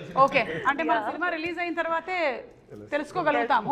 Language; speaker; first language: Telugu; native; Telugu